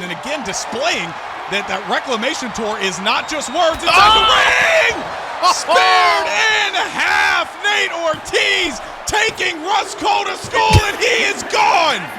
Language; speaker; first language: English; native; English